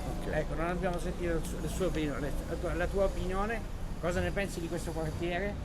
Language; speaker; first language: Italian; native; Italian